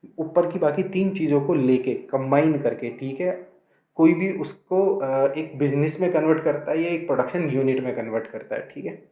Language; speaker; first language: Hindi; native; Hindi